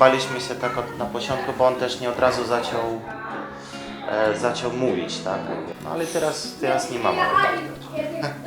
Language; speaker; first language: Polish; non-native, fluent; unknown